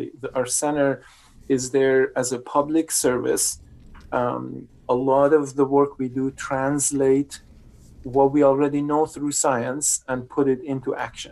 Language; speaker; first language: English; non-native, fluent; Persian